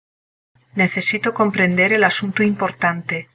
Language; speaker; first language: Spanish; non-native, learner; English